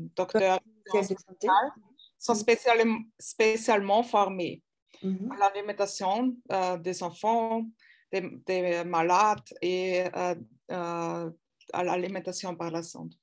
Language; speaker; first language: French; non-native, fluent; German